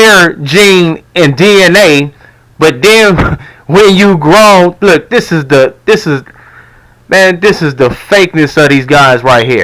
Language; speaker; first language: English; native; English